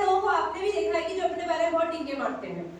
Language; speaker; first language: Hindi; native; Hindi